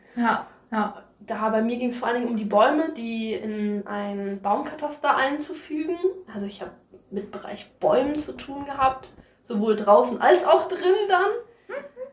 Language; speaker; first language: German; native; German